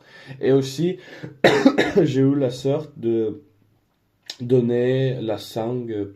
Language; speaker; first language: French; non-native, learner; Spanish